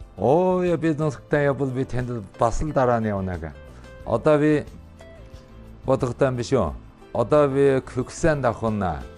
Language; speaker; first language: Mongolian; native; Mongolian